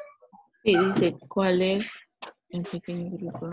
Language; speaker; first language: Italian; non-native, learner; Spanish